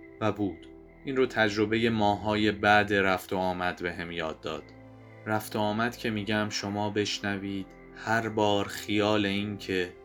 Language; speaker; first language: Persian; native; Persian